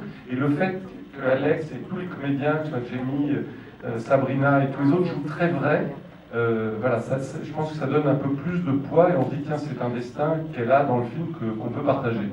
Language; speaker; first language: French; native; French